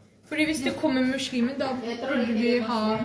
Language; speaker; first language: Norwegian; non-native, local second language; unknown